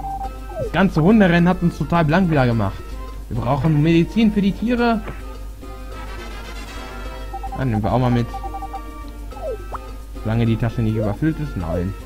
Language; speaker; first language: German; native; German